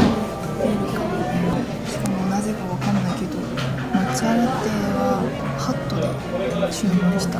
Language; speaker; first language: Japanese; non-native, learner; French